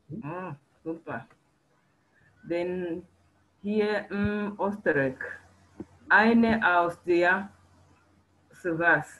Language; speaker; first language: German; non-native, learner; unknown